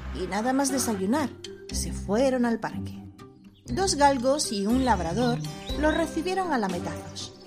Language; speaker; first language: Spanish; native; Spanish